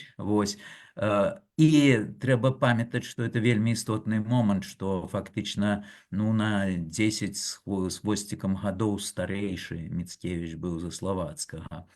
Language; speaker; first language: Belarusian; native; Belarusian